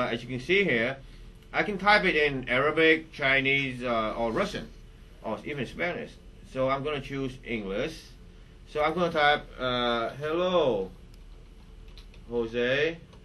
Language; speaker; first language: English; native; English